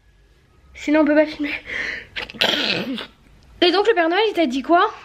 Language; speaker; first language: French; native; French